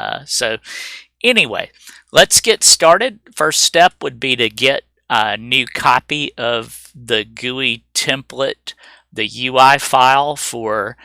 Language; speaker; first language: English; native; English